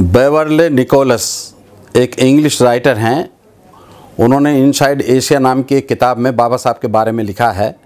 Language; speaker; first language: Hindi; native; Hindi